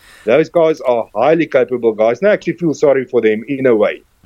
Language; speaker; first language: English; non-native, local second language; Afrikaans